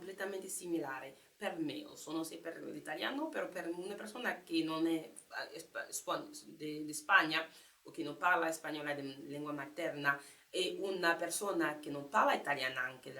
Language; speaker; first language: Italian; non-native, learner; French